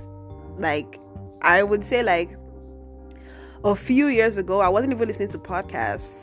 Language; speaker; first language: English; non-native, local second language; Igbo